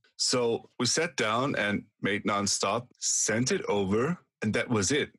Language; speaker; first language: English; non-native, fluent; German